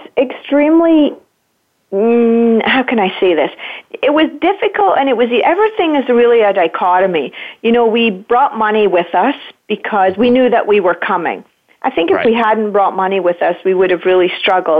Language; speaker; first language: English; native; English